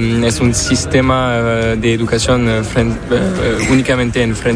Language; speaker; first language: Spanish; non-native, learner; French